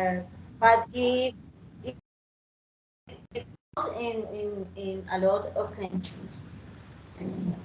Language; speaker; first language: English; non-native, learner; Spanish